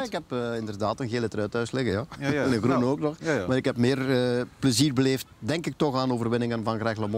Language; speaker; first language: Dutch; native; Dutch